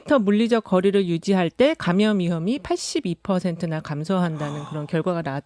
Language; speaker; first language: Korean; native; Korean